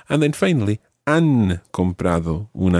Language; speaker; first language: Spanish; non-native, fluent; English